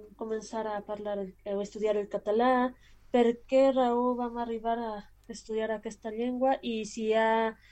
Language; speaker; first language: Catalan; non-native, learner; Spanish